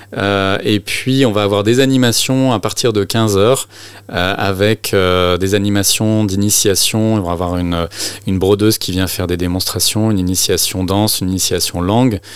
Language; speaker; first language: French; native; French